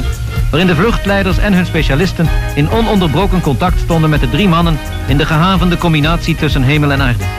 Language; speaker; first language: Dutch; native; Dutch